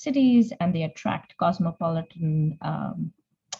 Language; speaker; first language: English; non-native, local second language; Punjabi